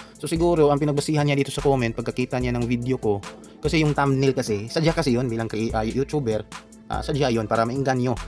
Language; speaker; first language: Filipino; non-native, local second language; Cebuano